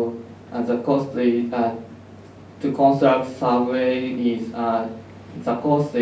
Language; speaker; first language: English; non-native, learner; Japanese